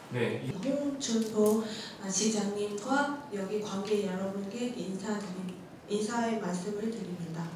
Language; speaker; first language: Korean; non-native, fluent; Vietnamese